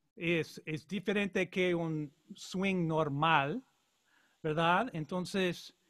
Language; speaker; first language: Spanish; non-native, learner; English